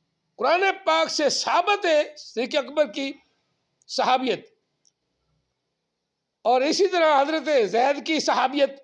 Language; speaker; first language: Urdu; non-native, local second language; Punjabi